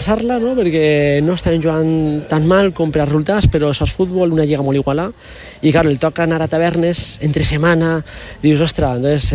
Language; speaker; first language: Catalan; native; Catalan